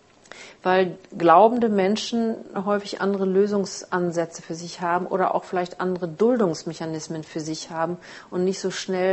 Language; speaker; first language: German; native; German